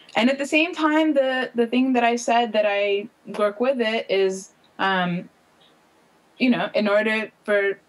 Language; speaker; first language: English; native; English